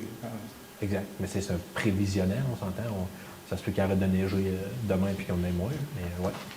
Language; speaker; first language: French; native; French